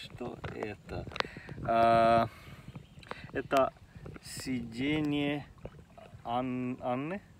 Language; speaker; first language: Russian; non-native, learner; Finnish